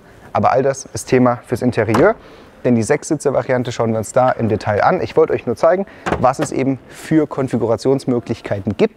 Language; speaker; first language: German; native; German